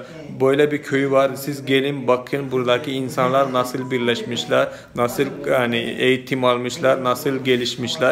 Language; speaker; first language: Turkish; non-native, fluent; Malayalam